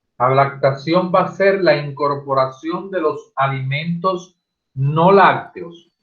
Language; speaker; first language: Spanish; native; Spanish